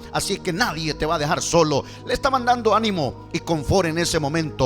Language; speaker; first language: Spanish; native; Spanish